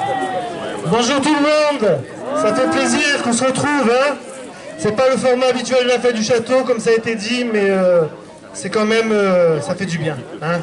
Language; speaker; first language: French; native; French